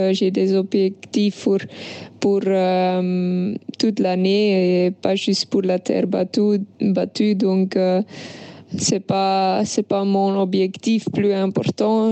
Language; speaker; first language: French; non-native, local second language; Dutch